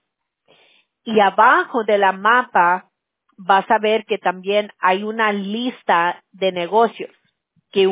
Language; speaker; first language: Spanish; early bilingual, heritage; Spanish